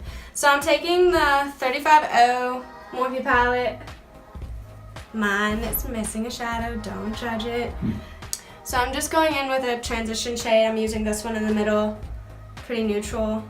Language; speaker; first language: English; native; English